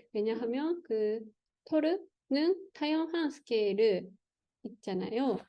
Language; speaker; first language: Korean; non-native, learner; Japanese